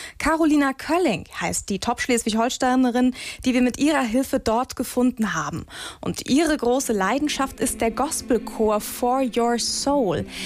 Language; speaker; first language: German; native; German